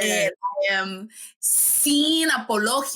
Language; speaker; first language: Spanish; non-native, fluent; English